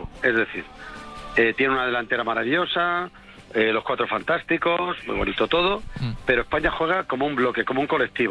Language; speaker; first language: Spanish; native; Spanish